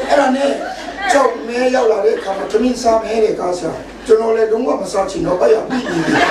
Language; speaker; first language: Burmese; non-native, local second language; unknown